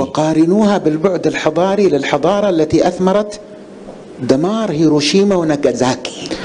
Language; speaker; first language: Arabic; non-native, fluent; Indonesian